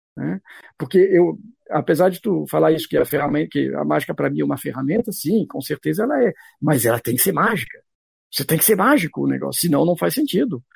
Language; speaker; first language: Portuguese; non-native, fluent; French